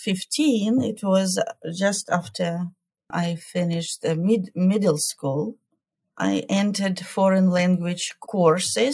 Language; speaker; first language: English; non-native, fluent; Ukrainian